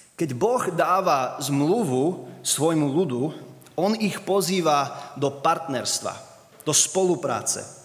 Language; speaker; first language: Slovak; early bilingual, other home language; English